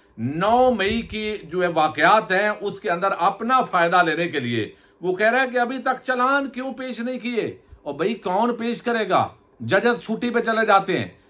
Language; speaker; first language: Urdu; native; Urdu